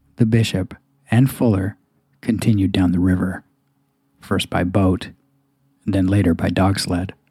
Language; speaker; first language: English; native; English